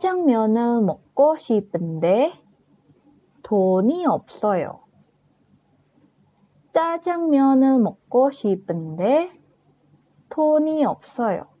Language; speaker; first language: Korean; non-native, fluent; Indonesian